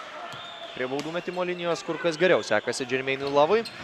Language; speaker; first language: Lithuanian; native; Lithuanian